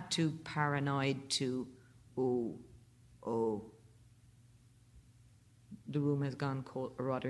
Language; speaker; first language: English; native; English